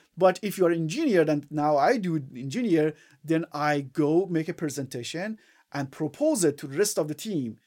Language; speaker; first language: English; non-native, fluent; Persian